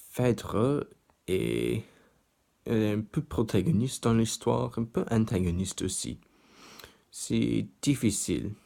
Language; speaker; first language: French; non-native, learner; English